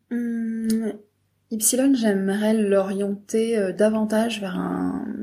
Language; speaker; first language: French; native; French